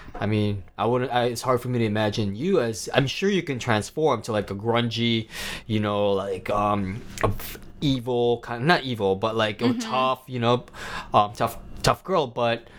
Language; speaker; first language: English; non-native, local second language; Cebuano